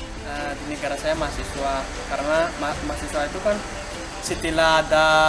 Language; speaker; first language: Indonesian; non-native, learner; Malagasy